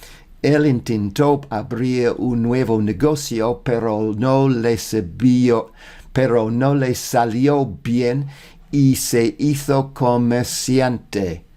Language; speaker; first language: Spanish; non-native, learner; English